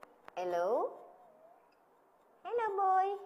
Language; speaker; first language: English; non-native, learner; Indonesian